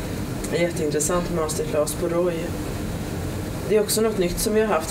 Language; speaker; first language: Swedish; native; Swedish